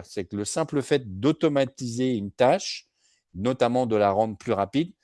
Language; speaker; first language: French; native; French